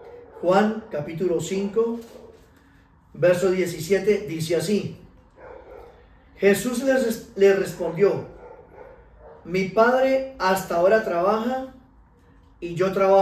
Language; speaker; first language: Spanish; native; Spanish